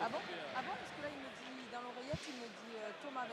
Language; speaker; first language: French; native; French